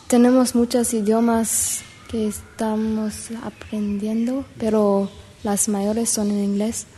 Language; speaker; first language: Spanish; non-native, learner; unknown